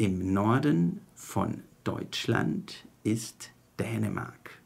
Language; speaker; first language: German; non-native, fluent; Chinese